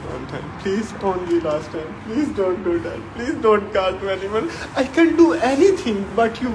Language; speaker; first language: English; non-native, learner; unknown